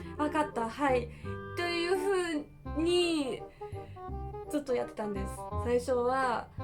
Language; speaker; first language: Japanese; non-native, fluent; German